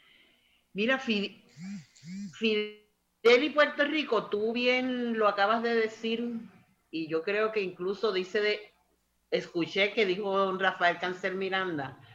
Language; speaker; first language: Spanish; native; Spanish